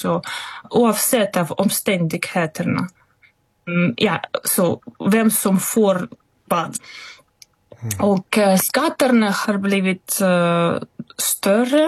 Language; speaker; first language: Swedish; non-native, fluent; Russian